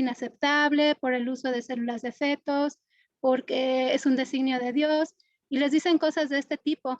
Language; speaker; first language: Spanish; native; Spanish